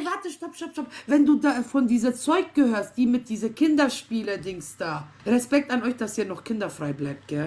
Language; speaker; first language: German; native; German